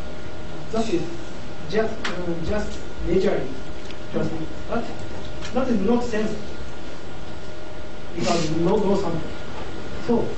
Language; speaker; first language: English; non-native, fluent; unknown